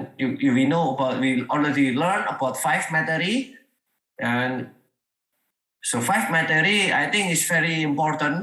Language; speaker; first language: English; non-native, learner; Indonesian